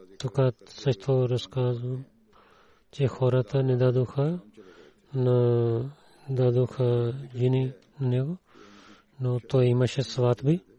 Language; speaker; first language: Bulgarian; non-native, learner; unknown